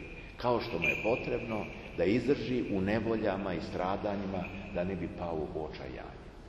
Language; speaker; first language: Serbian; native; Serbian